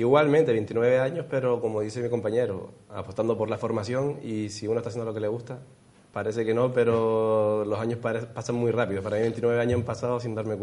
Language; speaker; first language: Spanish; native; Spanish